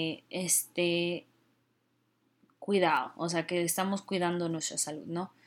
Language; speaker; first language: Spanish; early bilingual, heritage; Spanish